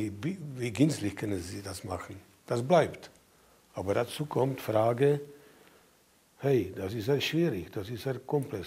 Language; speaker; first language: German; non-native, fluent; Czech